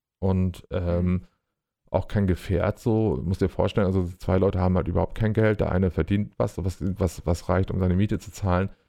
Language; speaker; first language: German; native; German